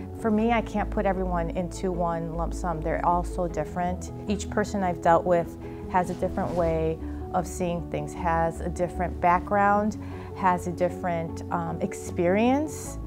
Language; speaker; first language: English; early bilingual, other home language; Spanish